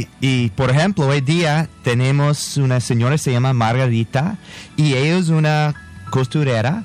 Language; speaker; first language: Spanish; non-native, fluent; English